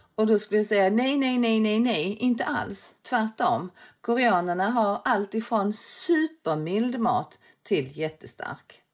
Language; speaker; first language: Swedish; early bilingual, other home language; Korean